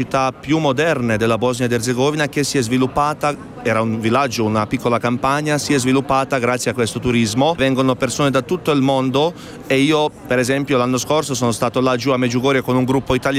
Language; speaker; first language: Italian; non-native, fluent; Bosnian